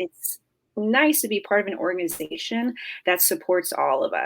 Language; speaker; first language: English; native; English